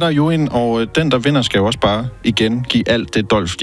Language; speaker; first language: Danish; native; Danish